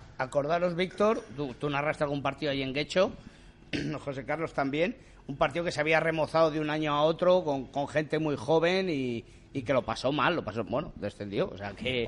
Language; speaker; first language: Spanish; native; Spanish